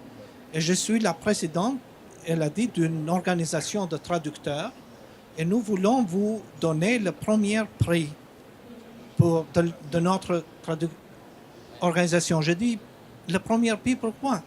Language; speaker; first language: French; non-native, fluent; Albanian